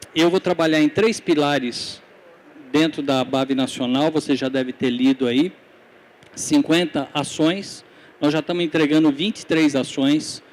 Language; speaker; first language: Portuguese; native; Portuguese